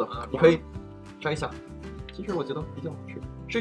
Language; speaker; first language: Chinese; non-native, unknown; Danish